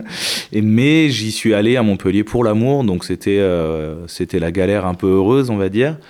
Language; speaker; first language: French; native; French